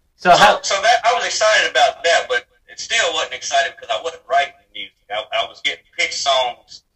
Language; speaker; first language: English; native; English